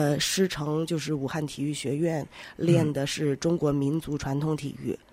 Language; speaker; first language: Chinese; native; Chinese